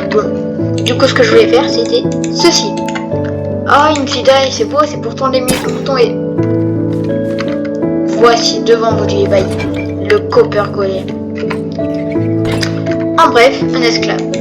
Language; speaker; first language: French; native; French